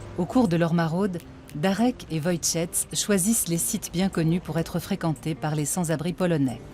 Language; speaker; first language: French; native; French